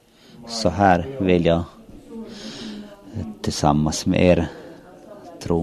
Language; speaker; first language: Swedish; non-native, local second language; Finnish